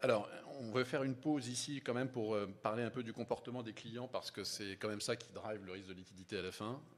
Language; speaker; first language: French; native; French